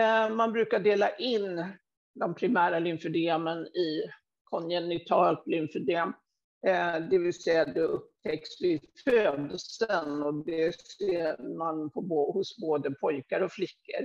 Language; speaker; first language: Swedish; native; Swedish